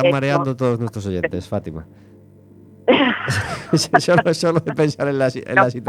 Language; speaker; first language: Spanish; native; Spanish